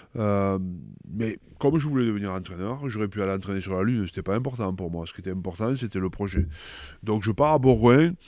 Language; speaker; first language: French; native; French